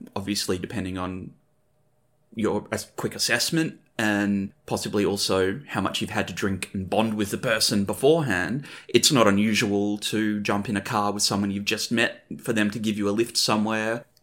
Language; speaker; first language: English; native; English